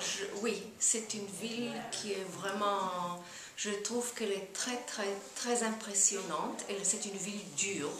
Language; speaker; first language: French; non-native, fluent; German